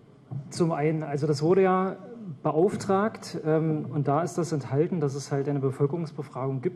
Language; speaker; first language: German; native; German